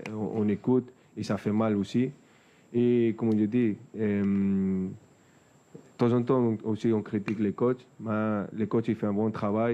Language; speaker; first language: French; non-native, fluent; Spanish